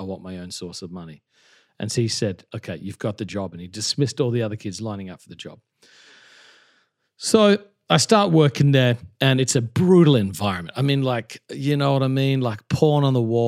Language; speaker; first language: English; native; English